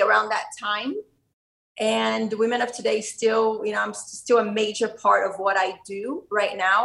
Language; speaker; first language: English; non-native, fluent; Portuguese